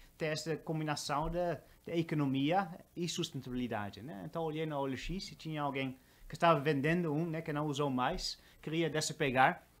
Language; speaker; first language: Portuguese; non-native, fluent; Dutch